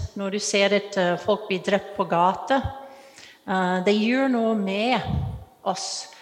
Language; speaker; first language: Norwegian; non-native, fluent; English